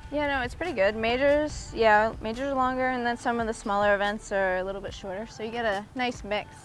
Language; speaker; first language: English; native; English